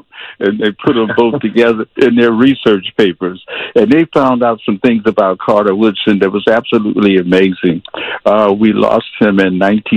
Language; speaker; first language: English; native; English